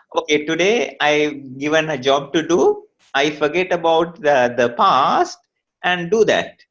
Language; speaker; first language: English; non-native, local second language; Sinhala